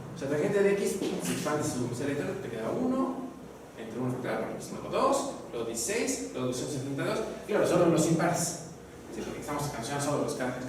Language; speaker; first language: Spanish; native; Spanish